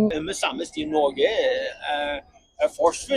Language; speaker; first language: Norwegian; non-native, learner; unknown